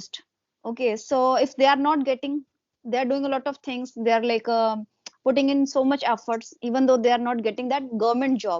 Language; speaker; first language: English; non-native, fluent; Hindi